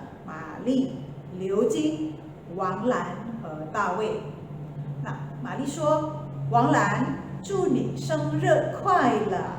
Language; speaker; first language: Chinese; non-native, fluent; Indonesian